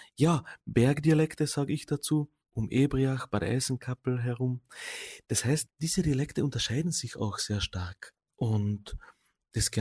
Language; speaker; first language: German; non-native, local second language; Slovenian